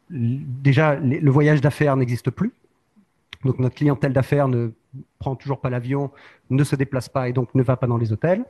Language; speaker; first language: French; native; French